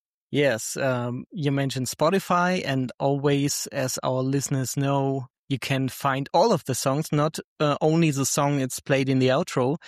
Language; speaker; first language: English; non-native, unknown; German